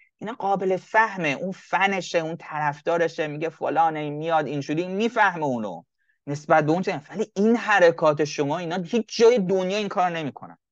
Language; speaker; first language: Persian; native; Persian